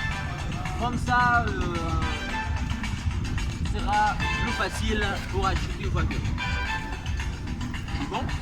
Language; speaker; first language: French; non-native, learner; Arabic